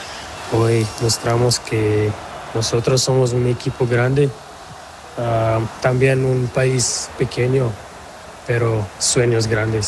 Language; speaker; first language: Spanish; non-native, learner; Portuguese